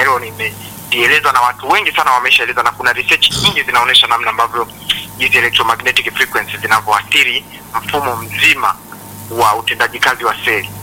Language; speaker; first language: Swahili; native; Swahili